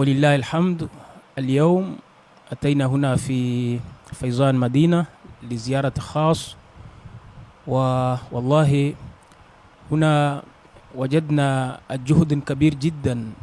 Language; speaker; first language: Arabic; non-native, fluent; Swahili